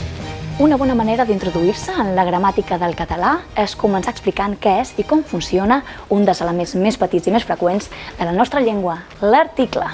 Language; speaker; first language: Catalan; native; Catalan